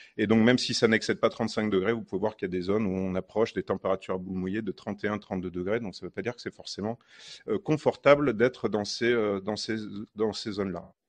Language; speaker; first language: French; native; French